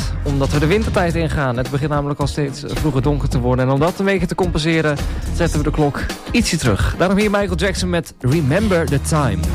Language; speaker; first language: Dutch; native; Dutch